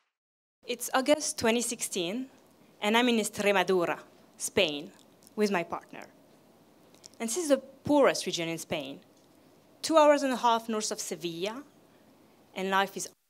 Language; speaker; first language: English; non-native, fluent; French